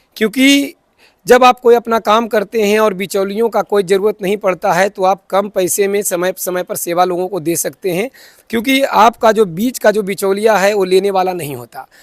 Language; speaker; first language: Hindi; native; Hindi